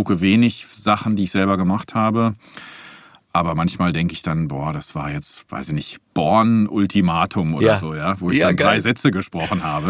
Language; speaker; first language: German; native; German